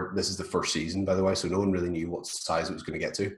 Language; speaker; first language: English; native; English